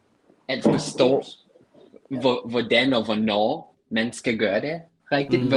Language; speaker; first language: Danish; non-native, fluent; English